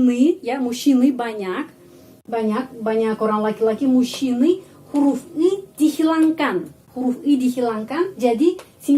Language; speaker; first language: Indonesian; non-native, fluent; Russian